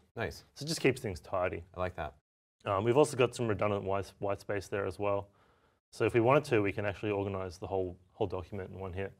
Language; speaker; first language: English; native; English